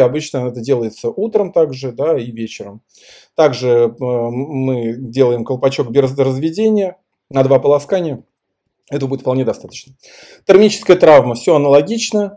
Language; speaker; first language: Russian; native; Russian